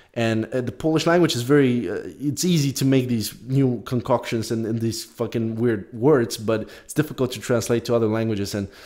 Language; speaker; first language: English; non-native, fluent; Polish